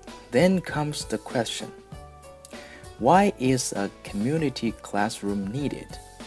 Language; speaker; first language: English; non-native, fluent; Chinese